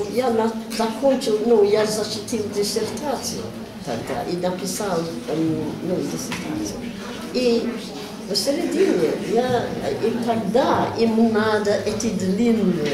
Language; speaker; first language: Russian; non-native, learner; English